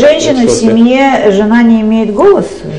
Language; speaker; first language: Russian; native; Russian